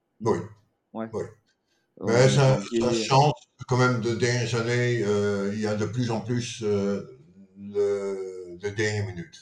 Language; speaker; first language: French; non-native, fluent; Dutch